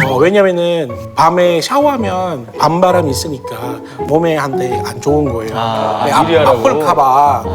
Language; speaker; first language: Korean; non-native, fluent; Indonesian